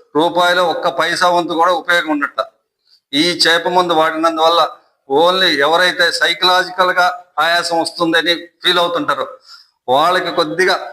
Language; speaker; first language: Telugu; native; Telugu